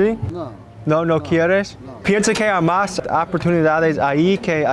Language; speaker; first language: Spanish; non-native, learner; English